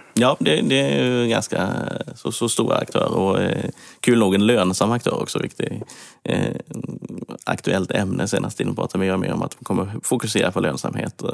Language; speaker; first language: Swedish; native; Swedish